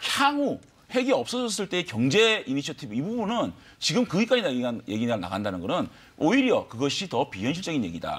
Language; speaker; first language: Korean; native; Korean